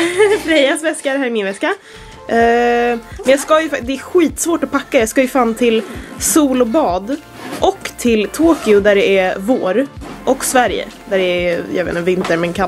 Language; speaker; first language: Swedish; native; Swedish